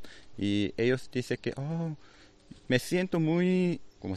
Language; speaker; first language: Spanish; non-native, learner; Korean